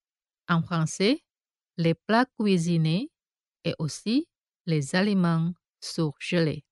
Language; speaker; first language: French; non-native, fluent; Indonesian